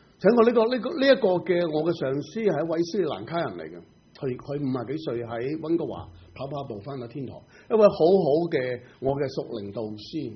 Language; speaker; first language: Chinese; non-native, local second language; Cantonese